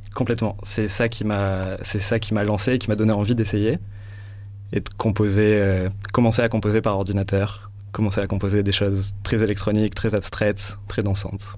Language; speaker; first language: French; native; French